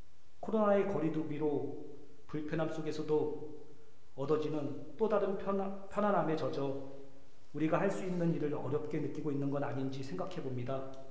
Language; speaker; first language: Korean; native; Korean